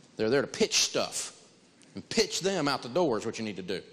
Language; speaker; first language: English; native; English